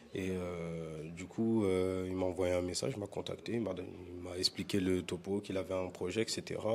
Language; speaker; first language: French; native; French